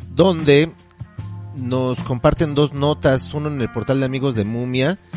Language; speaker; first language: Spanish; native; Spanish